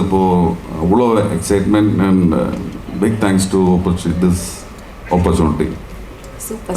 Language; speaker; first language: Tamil; non-native, learner; Malayalam